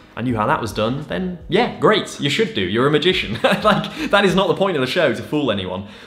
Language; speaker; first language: English; native; English